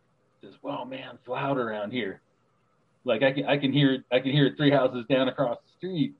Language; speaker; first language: English; native; English